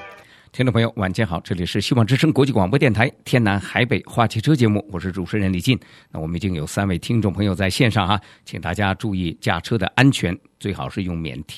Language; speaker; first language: Chinese; native; Chinese